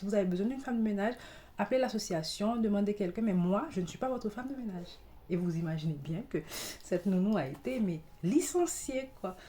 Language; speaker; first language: French; non-native, local second language; Haitian Creole